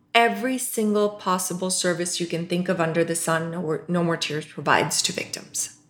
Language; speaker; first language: English; non-native, local second language; Urdu